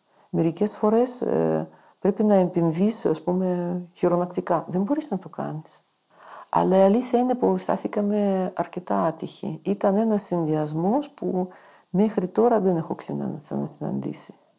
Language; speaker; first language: Greek; non-native, fluent; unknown